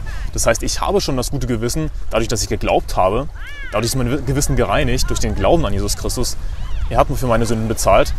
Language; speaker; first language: German; native; German